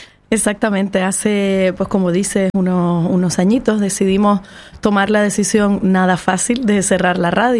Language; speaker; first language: Spanish; native; Spanish